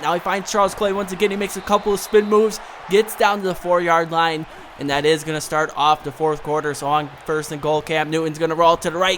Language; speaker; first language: English; native; English